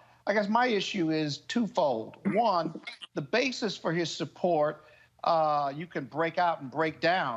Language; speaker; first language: English; native; English